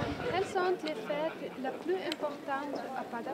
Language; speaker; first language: French; non-native, learner; German